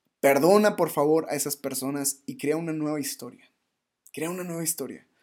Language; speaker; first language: Spanish; native; Spanish